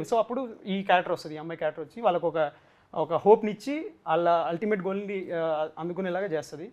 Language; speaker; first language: Telugu; native; Telugu